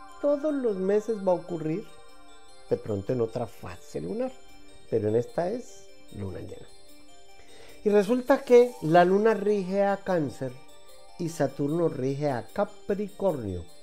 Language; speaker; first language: Spanish; native; Spanish